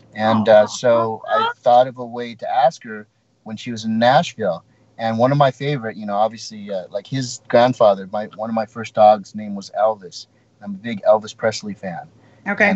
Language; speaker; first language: English; native; English